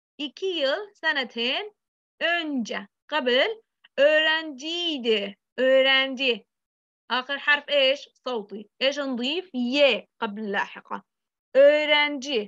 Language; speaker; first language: Arabic; native; Arabic